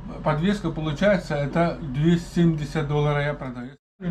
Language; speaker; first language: Russian; non-native, learner; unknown